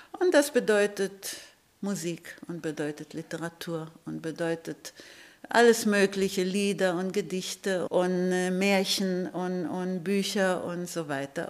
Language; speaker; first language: German; early bilingual, heritage; Hebrew